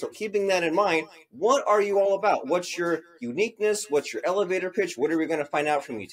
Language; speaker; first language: English; native; English